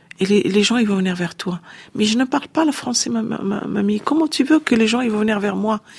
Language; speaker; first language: French; non-native, fluent; Arabic